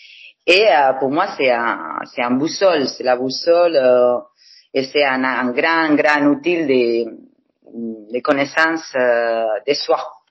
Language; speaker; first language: French; non-native, fluent; Spanish